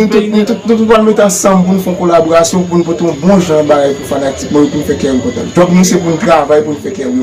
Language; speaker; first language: French; non-native, learner; Haitian Creole